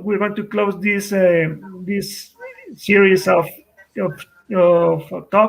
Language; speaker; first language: English; non-native, fluent; Spanish